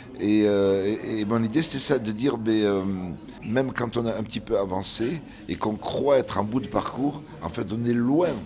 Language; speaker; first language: French; early bilingual, other home language; Kabyle